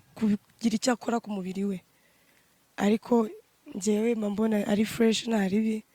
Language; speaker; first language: Kinyarwanda; native; Kinyarwanda